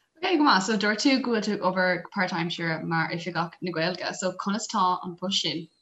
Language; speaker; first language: Irish; non-native, local second language; English